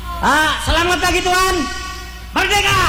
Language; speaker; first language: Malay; non-native, local second language; Javanese